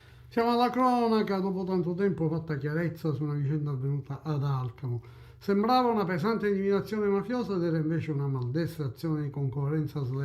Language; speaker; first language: Italian; native; Italian